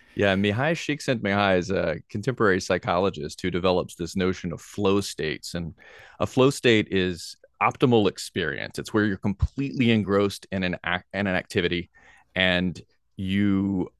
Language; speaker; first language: English; native; English